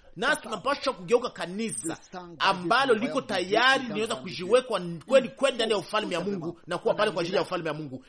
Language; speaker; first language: Swahili; native; Swahili